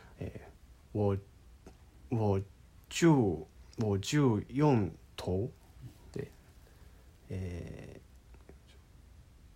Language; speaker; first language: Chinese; non-native, learner; Japanese